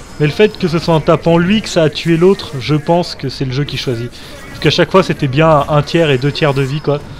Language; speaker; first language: French; native; French